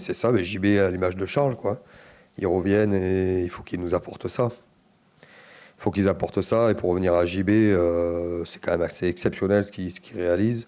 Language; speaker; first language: French; native; French